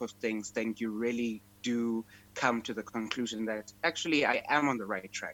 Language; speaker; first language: English; non-native, local second language; Xhosa